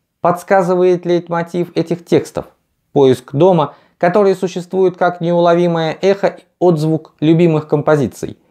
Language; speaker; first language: Russian; native; Russian